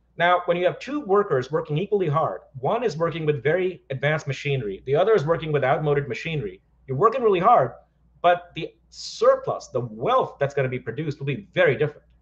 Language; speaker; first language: English; non-native, local second language; Hindi